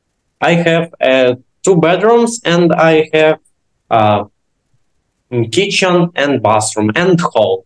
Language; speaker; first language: English; non-native, learner; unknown